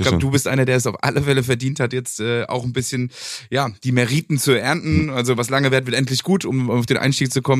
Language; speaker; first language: German; native; German